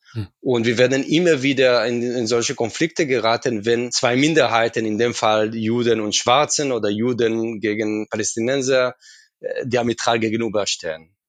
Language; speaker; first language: German; non-native, fluent; Hebrew